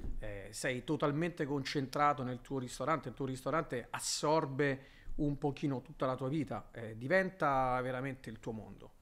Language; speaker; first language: Italian; native; Italian